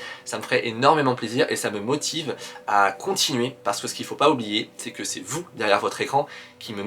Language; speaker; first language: French; native; French